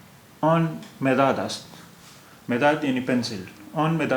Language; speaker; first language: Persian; non-native, fluent; Urdu